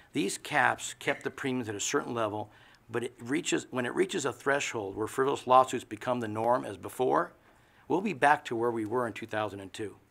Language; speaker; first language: English; native; English